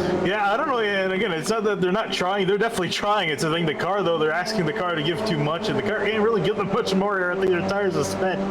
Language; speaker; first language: English; native; English